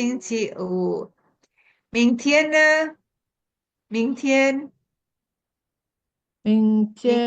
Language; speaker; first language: Chinese; non-native, fluent; Indonesian